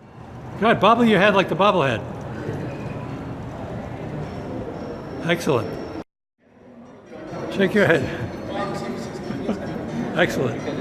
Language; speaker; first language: English; native; English